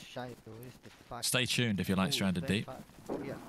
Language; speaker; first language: English; non-native, fluent; Italian